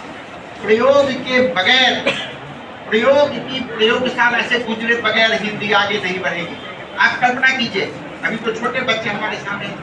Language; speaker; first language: Hindi; native; Hindi